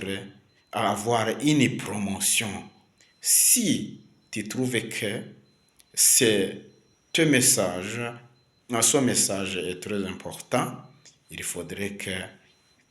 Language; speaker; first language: French; non-native, local second language; Kinyarwanda